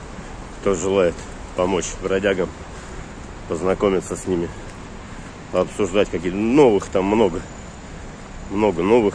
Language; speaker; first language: Russian; native; Russian